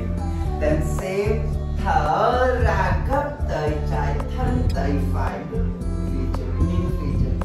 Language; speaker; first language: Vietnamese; non-native, learner; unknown